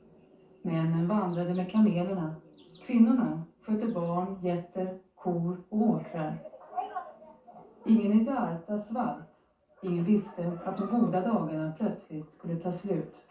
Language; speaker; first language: Swedish; native; Swedish